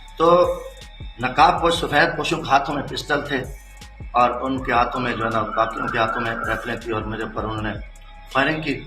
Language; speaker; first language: Urdu; non-native, local second language; Saraiki